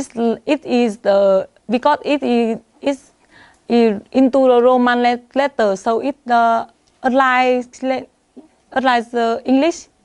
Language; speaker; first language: English; non-native, learner; Vietnamese